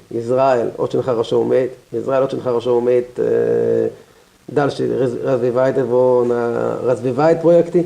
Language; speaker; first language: Russian; non-native, learner; Hebrew